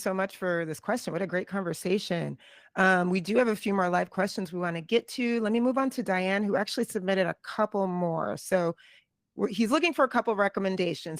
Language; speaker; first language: English; native; English